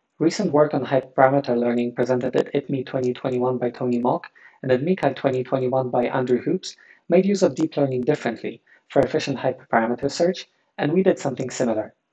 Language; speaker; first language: English; non-native, fluent; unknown